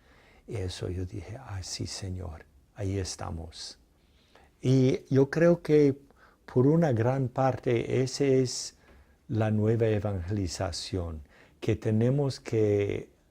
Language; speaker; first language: Spanish; non-native, fluent; English